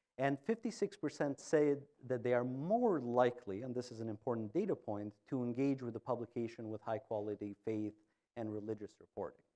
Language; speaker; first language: English; non-native, fluent; Albanian